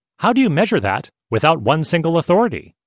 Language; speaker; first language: English; native; English